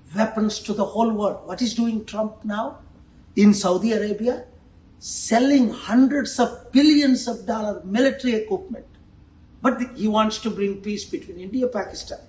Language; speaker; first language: English; non-native, local second language; Telugu